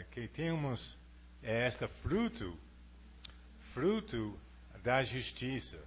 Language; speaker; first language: Portuguese; non-native, fluent; English